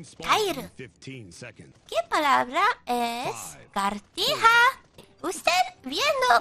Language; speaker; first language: Spanish; non-native, learner; English